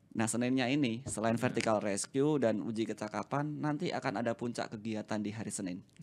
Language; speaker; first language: Indonesian; native; Indonesian